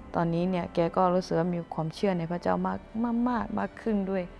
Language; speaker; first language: Thai; non-native, local second language; Akha